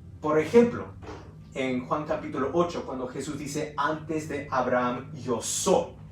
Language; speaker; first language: Spanish; early bilingual, heritage; Spanish